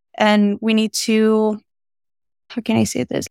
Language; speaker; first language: English; non-native, fluent; Spanish